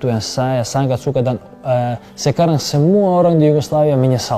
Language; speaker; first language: Indonesian; non-native, fluent; Serbian